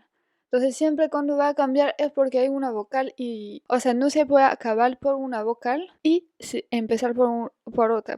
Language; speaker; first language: Spanish; non-native, fluent; French